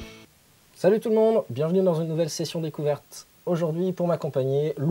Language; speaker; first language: French; native; French